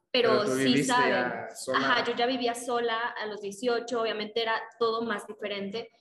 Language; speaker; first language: Spanish; native; Spanish